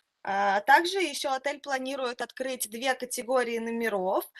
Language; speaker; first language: Russian; native; Russian